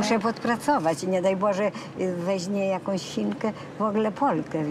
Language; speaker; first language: Polish; native; Polish